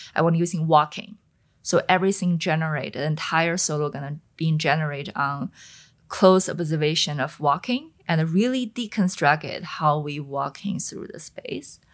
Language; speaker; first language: English; non-native, fluent; Chinese